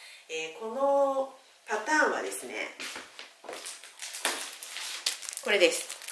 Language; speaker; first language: Japanese; native; Japanese